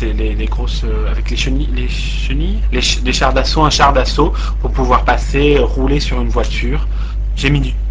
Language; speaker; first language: French; non-native, local second language; Arabic